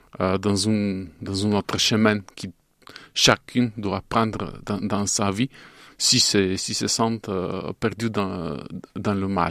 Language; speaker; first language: French; non-native, fluent; Bulgarian